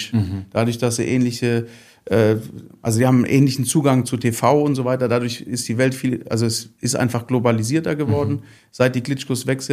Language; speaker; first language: German; native; German